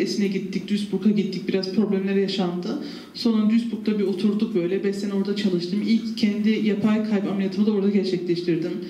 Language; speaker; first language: Turkish; early bilingual, heritage; Turkish